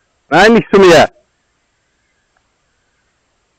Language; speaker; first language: German; non-native, learner; Turkish